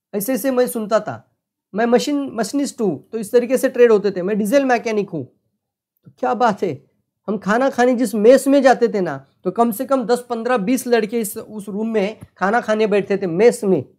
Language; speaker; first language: Hindi; non-native, local second language; Marathi